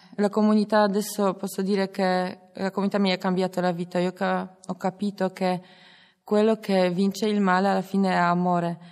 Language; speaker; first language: Italian; non-native, fluent; Polish